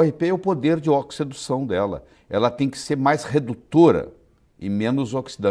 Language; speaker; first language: Portuguese; native; Portuguese